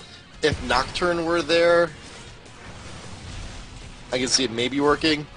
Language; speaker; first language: English; native; English